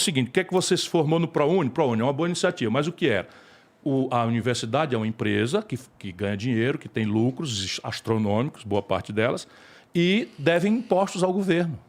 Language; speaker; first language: Portuguese; native; Portuguese